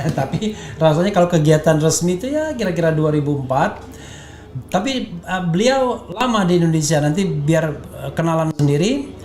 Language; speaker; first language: Indonesian; native; Indonesian